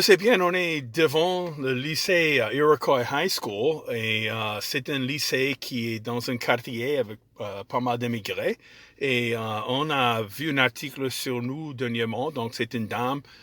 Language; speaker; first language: French; non-native, fluent; English